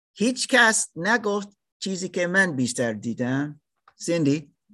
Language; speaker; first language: Persian; non-native, learner; German